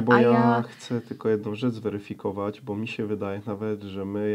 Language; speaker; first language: Polish; native; Polish